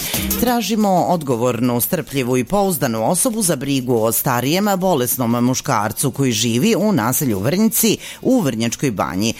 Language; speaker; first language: Serbian; native; Serbian